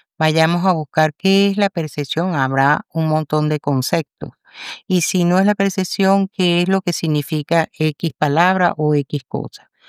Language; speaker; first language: Spanish; native; Spanish